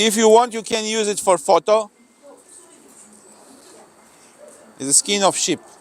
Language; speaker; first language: English; non-native, learner; Georgian